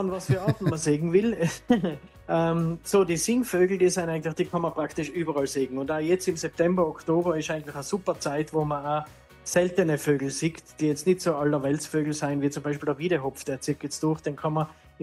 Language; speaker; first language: German; native; German